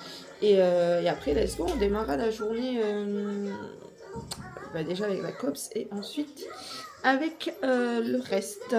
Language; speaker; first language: French; native; French